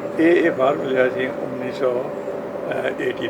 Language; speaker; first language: Punjabi; native; Punjabi